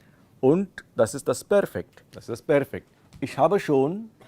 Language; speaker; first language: German; non-native, fluent; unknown